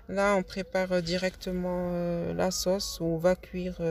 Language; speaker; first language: French; non-native, local second language; Arabic